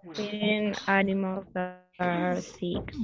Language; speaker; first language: English; non-native, learner; Spanish